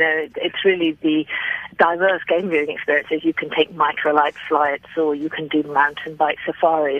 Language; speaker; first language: English; native; English